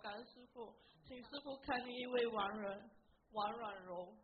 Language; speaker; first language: Chinese; native; Chinese